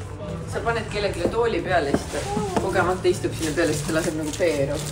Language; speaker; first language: Estonian; native; Estonian